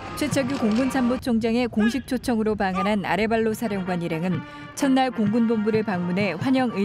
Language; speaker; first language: Korean; native; Korean